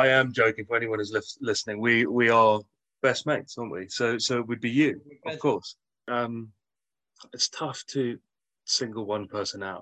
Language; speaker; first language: English; native; English